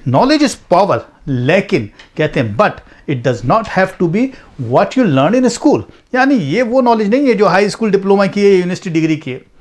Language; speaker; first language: Urdu; native; Urdu